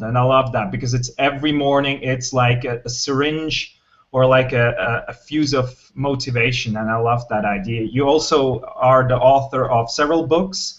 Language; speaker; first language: English; non-native, fluent; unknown